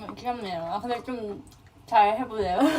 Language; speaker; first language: Korean; non-native, fluent; Thai